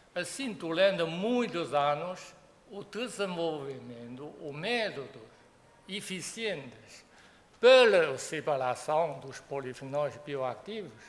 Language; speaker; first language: Portuguese; non-native, fluent; Chinese